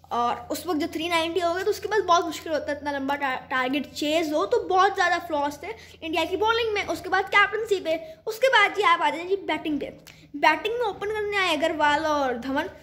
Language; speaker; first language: Urdu; native; Urdu